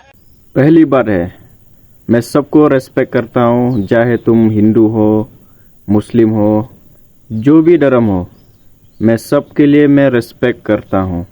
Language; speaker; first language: Hindi; non-native, local second language; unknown